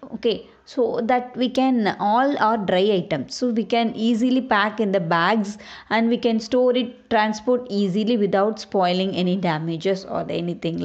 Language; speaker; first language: English; non-native, local second language; Tamil